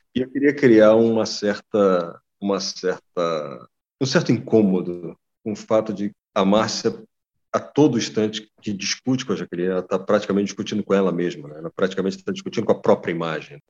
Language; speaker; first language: Portuguese; native; Portuguese